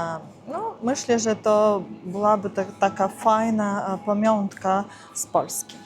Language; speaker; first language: Polish; non-native, learner; Ukrainian